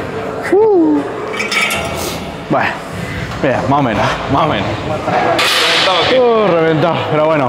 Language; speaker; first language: Spanish; native; Spanish